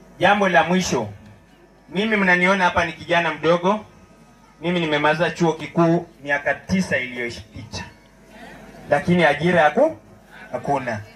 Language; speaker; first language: Swahili; non-native, local second language; Luyia